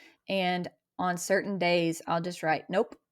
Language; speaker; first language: English; native; English